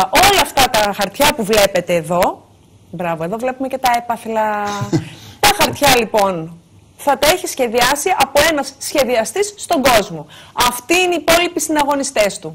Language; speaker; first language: Greek; native; Greek